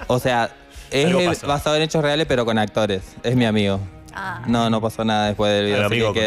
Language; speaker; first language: Spanish; native; Spanish